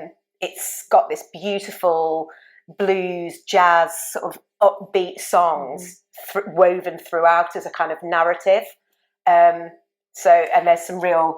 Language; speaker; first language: English; native; English